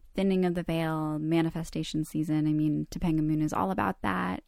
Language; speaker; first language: English; early bilingual, other home language; Croatian